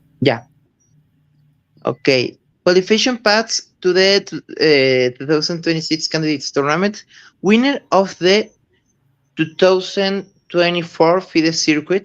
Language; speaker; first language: English; non-native, learner; Spanish